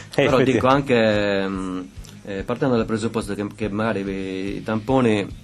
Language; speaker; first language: Italian; native; Italian